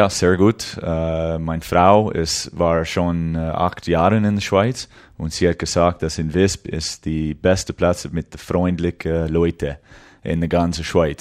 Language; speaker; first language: German; early bilingual, heritage; English